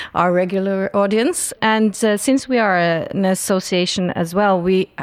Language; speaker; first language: English; non-native, fluent; Norwegian